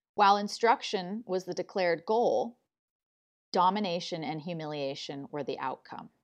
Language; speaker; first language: English; native; English